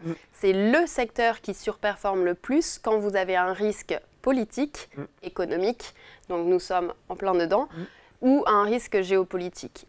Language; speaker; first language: French; native; French